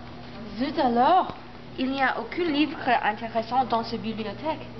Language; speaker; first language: French; non-native, learner; English